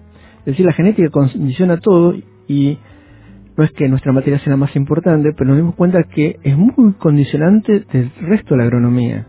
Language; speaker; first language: Spanish; native; Spanish